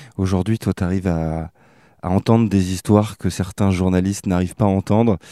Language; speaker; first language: French; native; French